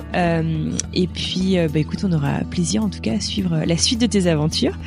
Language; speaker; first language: French; native; French